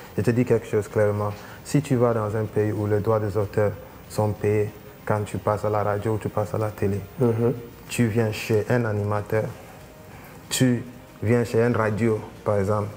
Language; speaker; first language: French; non-native, local second language; English